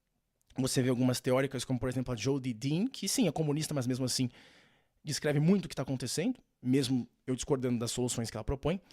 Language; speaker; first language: Portuguese; native; Portuguese